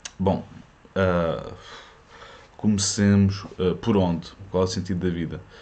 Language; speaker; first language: Portuguese; early bilingual, other home language; French